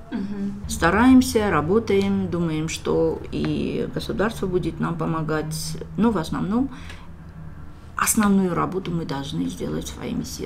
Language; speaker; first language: Russian; non-native, local second language; Armenian